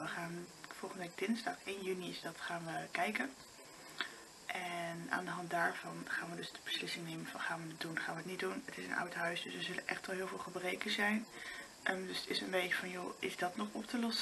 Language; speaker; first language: Dutch; native; Dutch